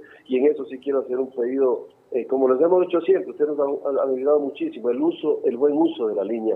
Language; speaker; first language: Spanish; native; Spanish